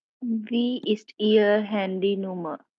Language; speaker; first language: German; non-native, learner; Hindi